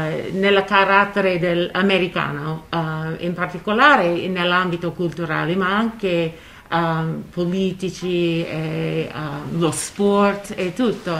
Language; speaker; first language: Italian; non-native, fluent; English